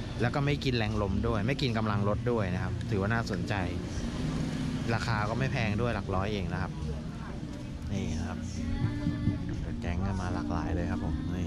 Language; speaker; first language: Thai; native; Thai